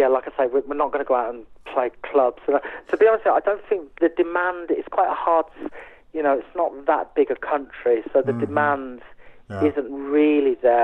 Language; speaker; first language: English; native; English